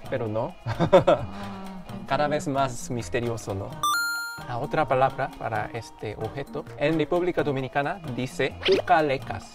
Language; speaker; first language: Spanish; non-native, fluent; Korean